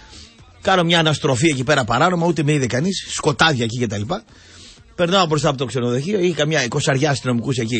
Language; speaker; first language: Greek; native; Greek